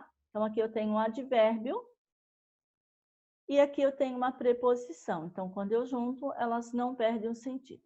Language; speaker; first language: Portuguese; native; Portuguese